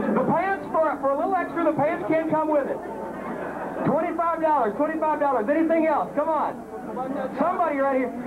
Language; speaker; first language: English; native; English